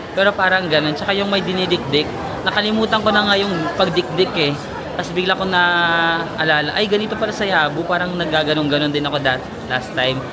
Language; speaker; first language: Filipino; non-native, local second language; Waray